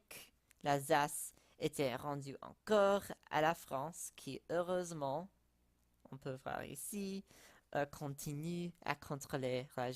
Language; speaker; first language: French; non-native, learner; English